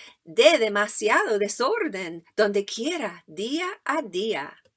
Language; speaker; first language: Spanish; non-native, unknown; English